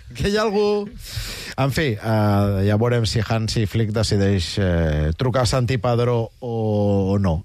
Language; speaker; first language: Catalan; native; Catalan